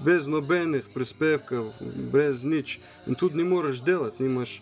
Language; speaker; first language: Slovenian; non-native, learner; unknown